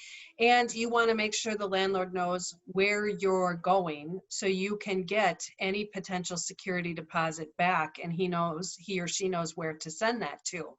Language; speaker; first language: English; native; English